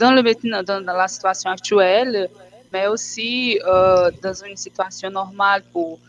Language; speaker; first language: French; non-native, fluent; Portuguese